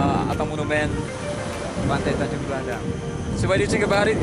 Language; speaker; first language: English; non-native, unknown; Indonesian